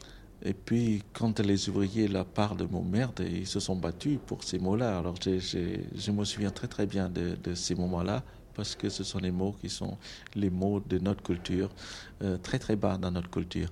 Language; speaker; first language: French; non-native, local second language; Khmer